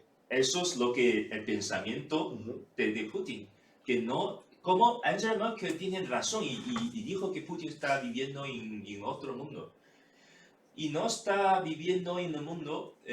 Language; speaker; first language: Spanish; non-native, fluent; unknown